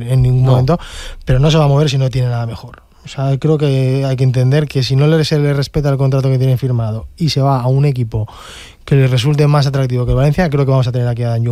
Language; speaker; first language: Spanish; native; Spanish